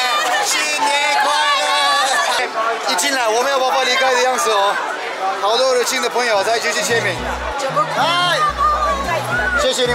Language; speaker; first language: Chinese; non-native, fluent; Turkish